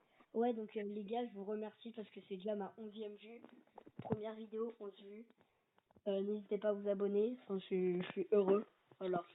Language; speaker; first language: French; native; French